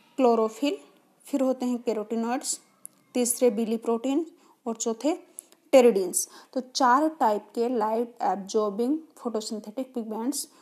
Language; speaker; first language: Hindi; native; Hindi